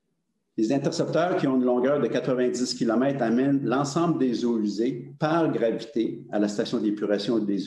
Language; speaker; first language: French; native; French